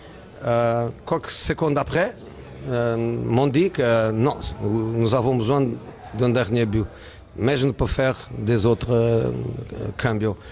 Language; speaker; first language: French; non-native, fluent; Portuguese